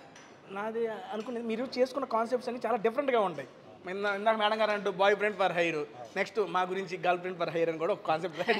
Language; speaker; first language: Telugu; native; Telugu